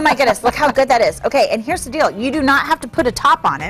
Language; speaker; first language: English; native; English